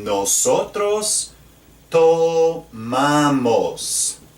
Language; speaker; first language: Spanish; non-native, fluent; English